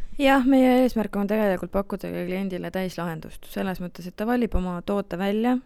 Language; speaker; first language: Estonian; native; Estonian